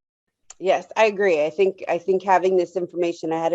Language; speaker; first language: English; native; English